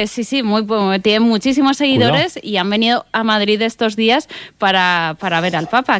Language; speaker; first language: Spanish; native; Spanish